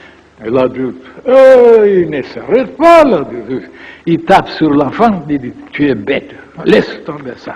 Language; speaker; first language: French; non-native, fluent; Bulgarian